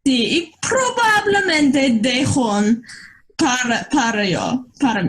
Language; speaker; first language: Spanish; non-native, learner; English